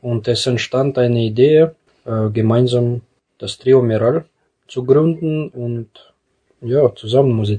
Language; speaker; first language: German; non-native, fluent; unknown